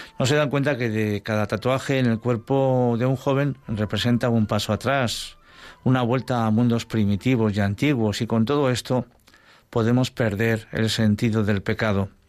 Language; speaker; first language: Spanish; native; Spanish